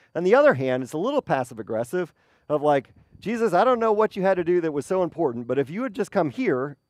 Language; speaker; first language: English; native; English